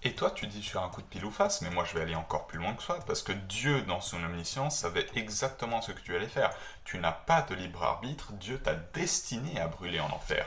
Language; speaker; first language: French; native; French